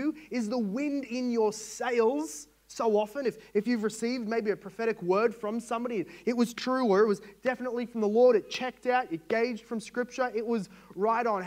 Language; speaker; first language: English; native; English